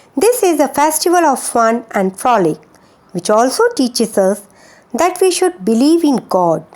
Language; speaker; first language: English; non-native, local second language; Hindi